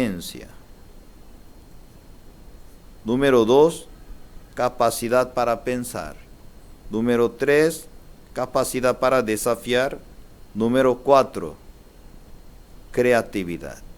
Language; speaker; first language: Spanish; non-native, learner; Korean